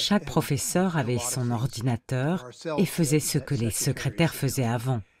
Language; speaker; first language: French; native; French